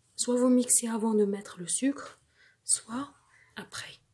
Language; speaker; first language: French; non-native, local second language; Arabic